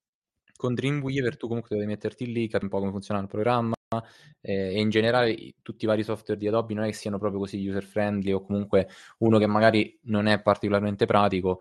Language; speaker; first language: Italian; native; Italian